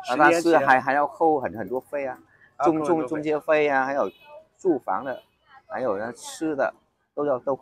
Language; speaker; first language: Chinese; non-native, fluent; Vietnamese